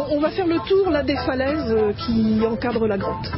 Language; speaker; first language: French; native; French